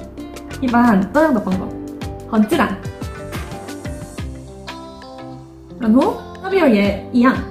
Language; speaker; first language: Chinese; non-native, learner; Korean